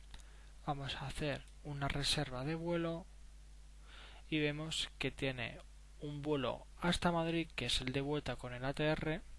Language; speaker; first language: Spanish; native; Spanish